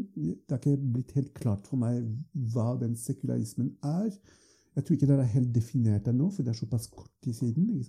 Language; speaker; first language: Norwegian; non-native, fluent; French